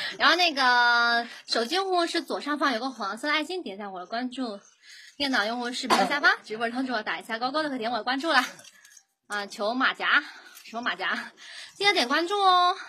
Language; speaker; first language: Chinese; native; Chinese